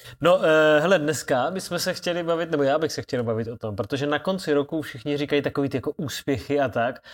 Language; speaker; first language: Czech; native; Czech